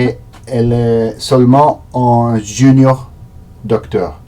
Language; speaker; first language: French; non-native, learner; Portuguese